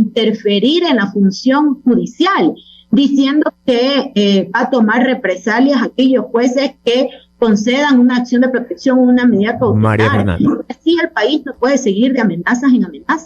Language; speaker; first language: Spanish; native; Spanish